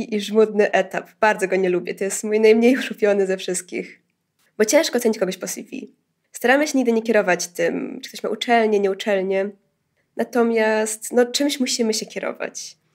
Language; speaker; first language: Polish; native; Polish